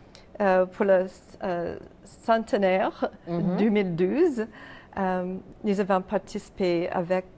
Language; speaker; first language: French; non-native, local second language; English